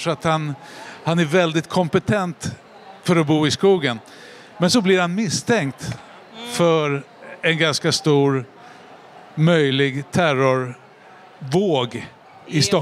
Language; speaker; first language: Swedish; native; Swedish